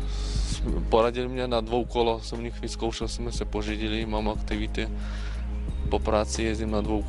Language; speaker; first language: Czech; non-native, learner; Ukrainian